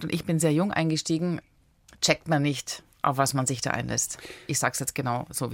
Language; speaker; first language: German; early bilingual, other home language; Italian